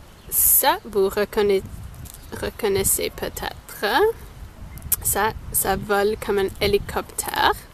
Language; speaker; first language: French; non-native, local second language; English